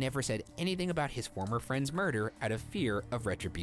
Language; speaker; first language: English; native; English